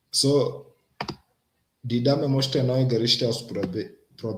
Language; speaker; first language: German; non-native, learner; Swahili